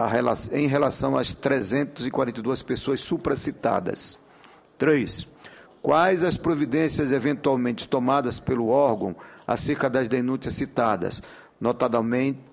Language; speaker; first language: Portuguese; native; Portuguese